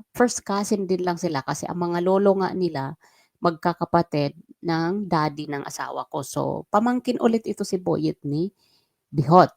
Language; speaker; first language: Filipino; non-native, local second language; Waray